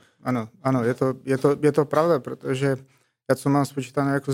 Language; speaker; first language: Czech; non-native, fluent; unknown